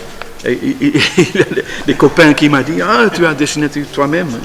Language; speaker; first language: French; non-native, learner; Dutch